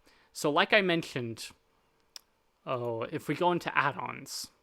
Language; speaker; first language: English; native; English